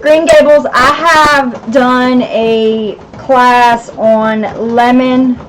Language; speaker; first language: English; native; English